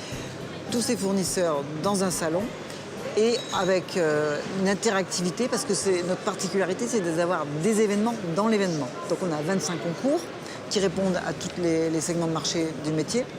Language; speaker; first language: French; native; French